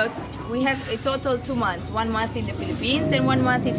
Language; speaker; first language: English; non-native, fluent; Romanian